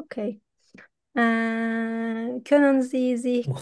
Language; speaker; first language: German; non-native, fluent; Turkish